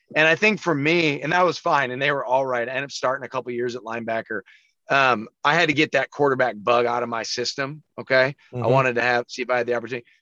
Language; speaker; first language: English; native; English